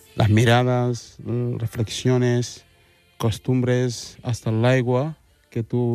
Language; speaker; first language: Catalan; early bilingual, other home language; Wolof